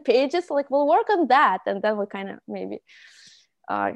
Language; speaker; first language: English; non-native, fluent; Russian